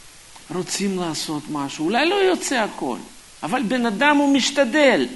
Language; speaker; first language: Hebrew; non-native, fluent; Russian